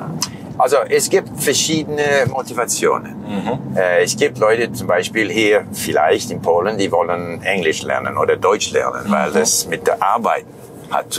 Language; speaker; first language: German; non-native, fluent; English